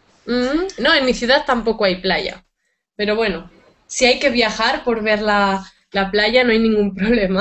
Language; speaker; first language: Spanish; native; Spanish